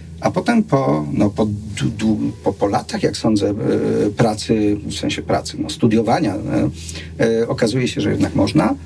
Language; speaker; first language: Polish; native; Polish